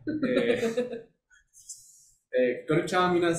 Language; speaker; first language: Japanese; non-native, learner; Spanish